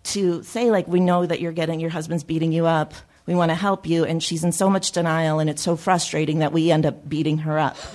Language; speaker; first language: English; native; English